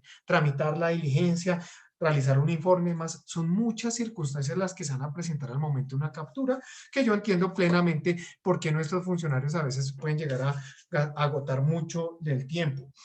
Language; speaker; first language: Spanish; native; Spanish